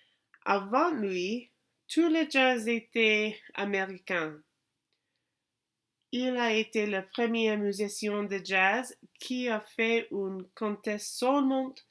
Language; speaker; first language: French; non-native, learner; English